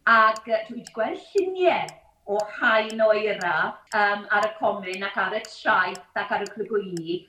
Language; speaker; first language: Welsh; non-native, local second language; English